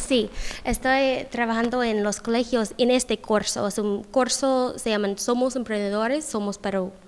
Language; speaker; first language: Spanish; non-native, learner; English